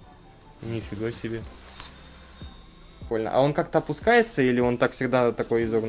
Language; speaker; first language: Russian; native; Russian